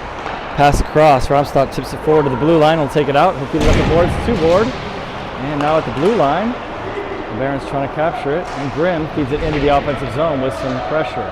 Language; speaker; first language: English; native; English